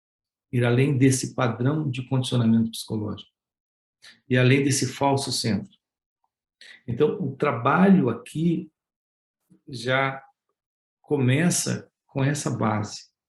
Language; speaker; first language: Portuguese; native; Portuguese